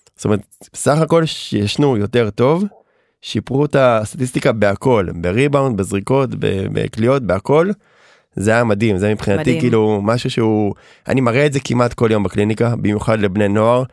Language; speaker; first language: Hebrew; native; Hebrew